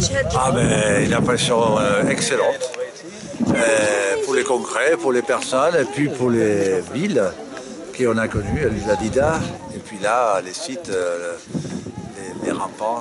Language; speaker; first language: French; native; French